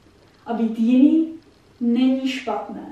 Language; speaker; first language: Czech; early bilingual, heritage; Czech